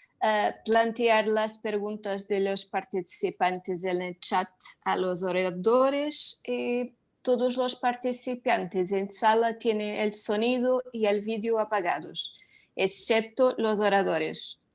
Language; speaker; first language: Spanish; non-native, learner; Portuguese